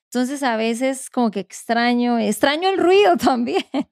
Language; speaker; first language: Spanish; native; Spanish